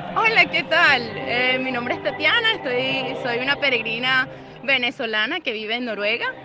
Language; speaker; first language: Spanish; native; Spanish